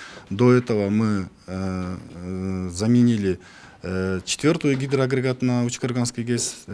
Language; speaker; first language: Russian; non-native, local second language; Kyrgyz